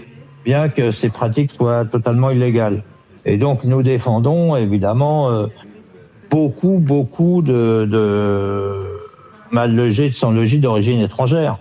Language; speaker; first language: French; native; French